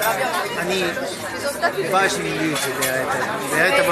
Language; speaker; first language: Russian; non-native, learner; Italian